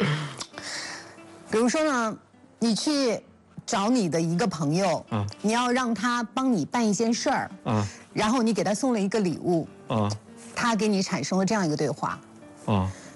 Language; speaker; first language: Chinese; native; Chinese